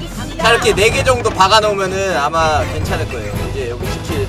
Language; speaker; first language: Korean; native; Korean